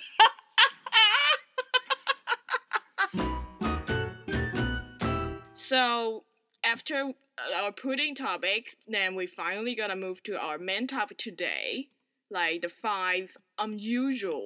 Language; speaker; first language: English; non-native, fluent; Chinese